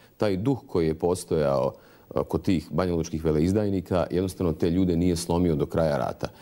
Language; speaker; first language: Croatian; native; Croatian